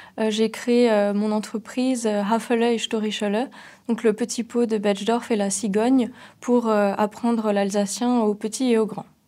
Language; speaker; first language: French; non-native, local second language; Swiss German